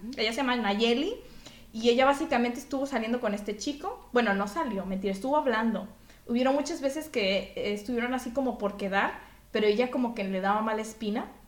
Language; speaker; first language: Spanish; native; Spanish